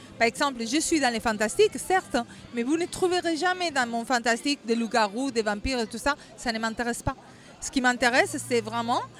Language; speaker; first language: French; non-native, fluent; Spanish